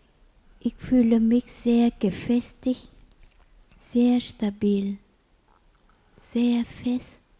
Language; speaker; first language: German; non-native, learner; Vietnamese